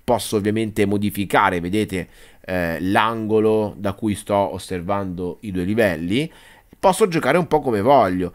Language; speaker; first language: Italian; native; Italian